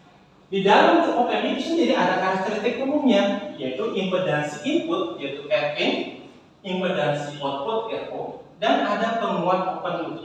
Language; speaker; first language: Indonesian; native; Indonesian